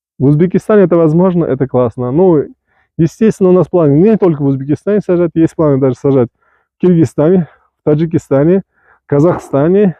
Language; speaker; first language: Russian; non-native, local second language; Uzbek